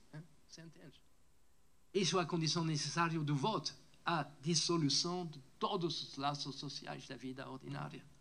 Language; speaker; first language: Portuguese; non-native, fluent; French